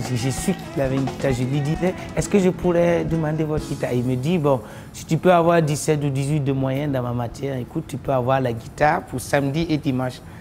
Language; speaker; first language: French; non-native, local second language; Mossi